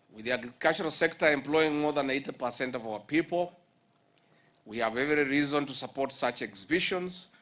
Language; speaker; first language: English; non-native, local second language; Kikuyu